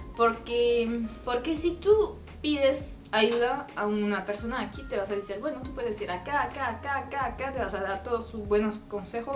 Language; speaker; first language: Spanish; non-native, learner; French